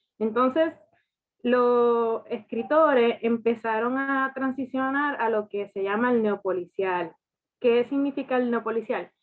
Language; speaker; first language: Spanish; early bilingual, heritage; Spanish